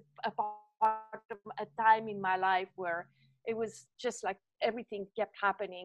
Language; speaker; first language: English; non-native, fluent; French